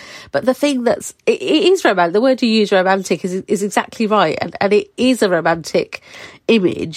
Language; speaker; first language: English; native; English